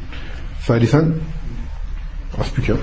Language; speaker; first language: Arabic; non-native, fluent; French